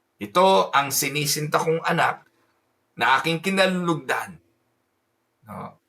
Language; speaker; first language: Filipino; native; Filipino